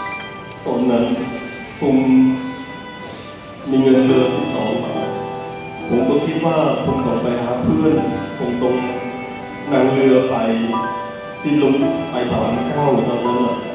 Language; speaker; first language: Thai; non-native, fluent; Khmer